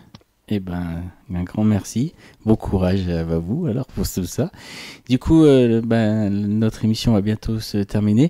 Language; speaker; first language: French; native; French